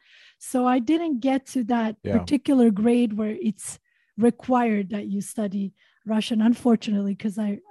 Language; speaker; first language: English; non-native, fluent; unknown